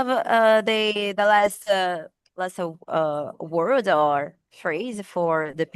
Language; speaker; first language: English; non-native, learner; Portuguese